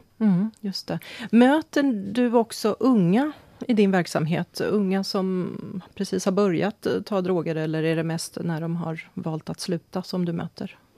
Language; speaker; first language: Swedish; native; Swedish